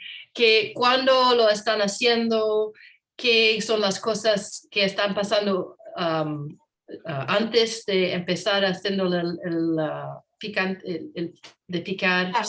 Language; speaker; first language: Spanish; non-native, learner; English